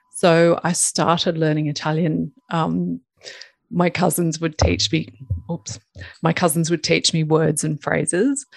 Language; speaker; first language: English; native; English